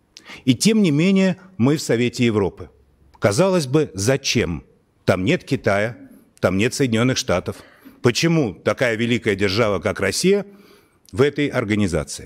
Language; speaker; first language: Russian; native; Russian